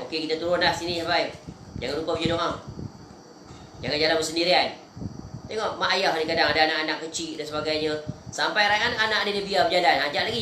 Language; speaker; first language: Malay; native; Malay